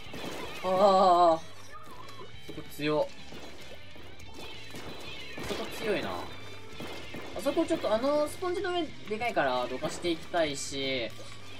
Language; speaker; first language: Japanese; native; Japanese